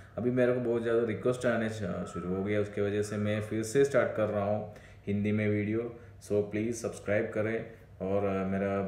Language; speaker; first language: Hindi; non-native, local second language; Malayalam